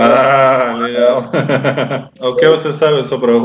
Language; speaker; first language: Portuguese; non-native, fluent; Russian